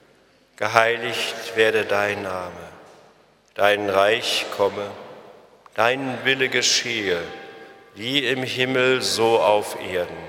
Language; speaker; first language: German; native; German